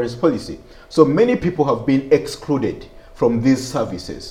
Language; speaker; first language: English; non-native, local second language; Ganda